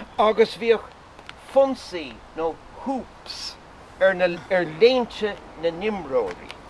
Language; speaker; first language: Irish; non-native, local second language; English